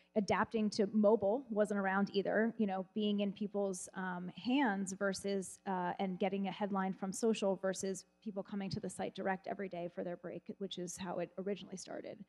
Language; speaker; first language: English; native; English